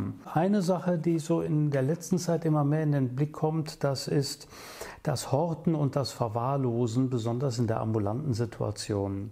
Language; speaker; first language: German; native; German